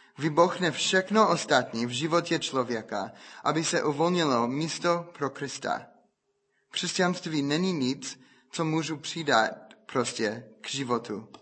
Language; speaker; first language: Czech; non-native, fluent; English